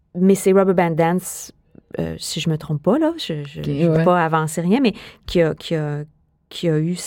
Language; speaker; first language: French; native; French